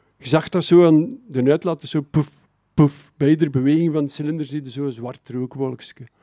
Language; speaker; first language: Dutch; native; Dutch